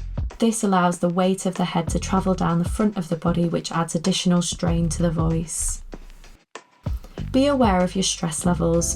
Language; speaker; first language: English; native; English